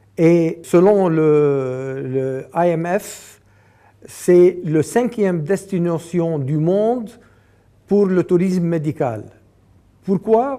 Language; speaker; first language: French; non-native, fluent; Arabic